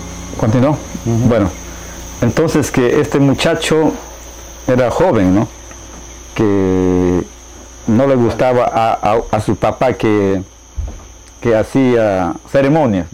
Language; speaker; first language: Spanish; non-native, local second language; Shipibo-Conibo